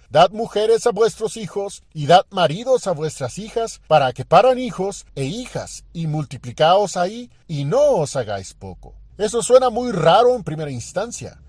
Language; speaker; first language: Spanish; native; Spanish